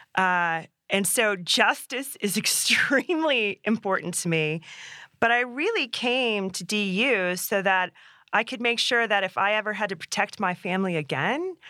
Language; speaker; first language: English; native; English